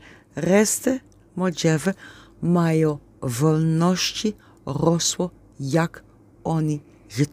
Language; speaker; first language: Polish; non-native, learner; Dutch